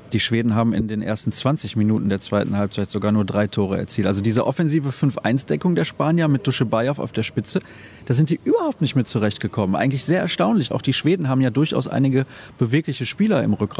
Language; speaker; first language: German; native; German